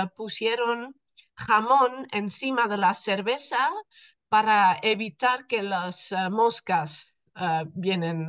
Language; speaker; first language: Spanish; non-native, fluent; Dutch